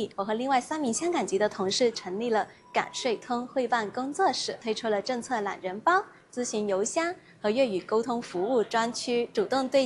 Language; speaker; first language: Chinese; non-native, local second language; Cantonese